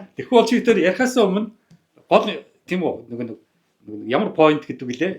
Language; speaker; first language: Mongolian; native; Mongolian